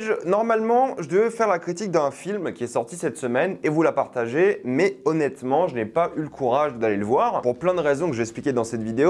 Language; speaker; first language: French; native; French